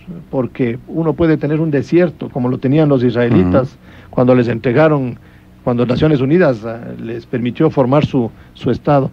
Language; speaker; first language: Spanish; native; Spanish